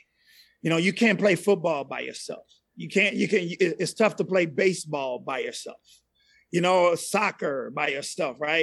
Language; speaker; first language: English; non-native, fluent; Spanish